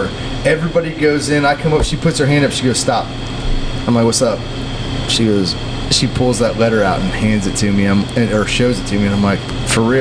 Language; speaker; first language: English; native; English